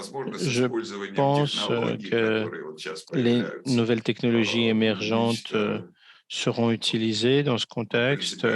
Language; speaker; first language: French; non-native, fluent; Russian